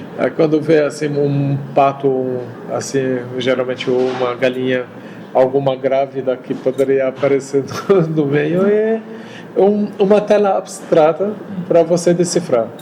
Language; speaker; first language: Portuguese; non-native, fluent; Arabic